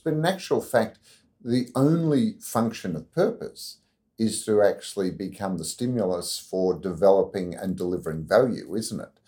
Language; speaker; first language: English; native; English